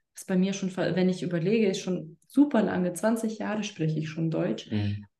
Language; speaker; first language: German; non-native, fluent; Lithuanian